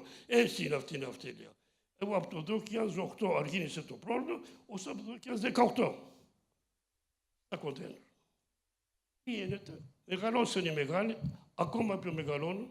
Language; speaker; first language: Greek; early bilingual, heritage; Greek